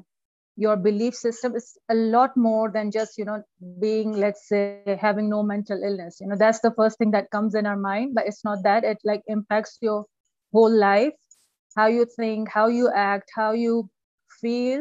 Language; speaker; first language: English; non-native, local second language; Urdu